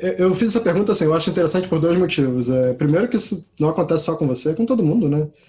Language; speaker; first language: Portuguese; native; Portuguese